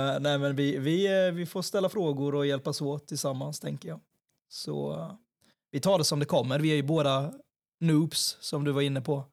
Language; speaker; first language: Swedish; early bilingual, other home language; Persian